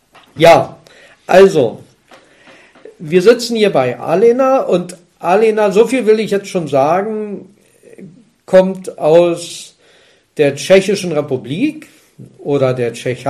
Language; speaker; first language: German; native; German